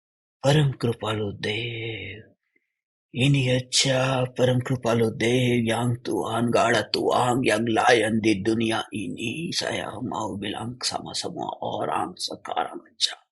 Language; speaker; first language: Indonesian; non-native, fluent; Hindi